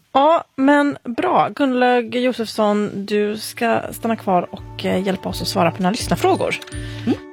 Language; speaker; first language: Swedish; native; Swedish